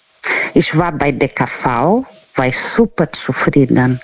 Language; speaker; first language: German; non-native, fluent; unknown